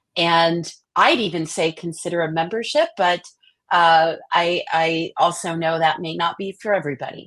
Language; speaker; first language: English; native; English